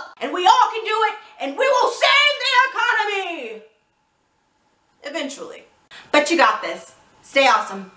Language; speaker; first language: English; native; English